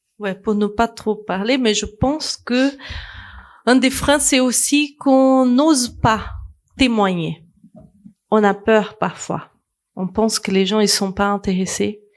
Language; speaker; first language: French; non-native, fluent; Portuguese